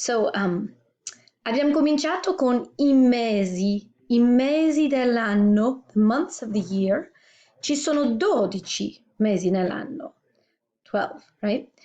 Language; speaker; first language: Italian; non-native, fluent; English